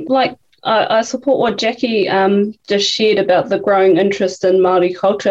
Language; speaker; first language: English; native; English